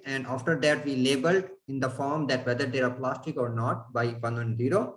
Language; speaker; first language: English; non-native, fluent; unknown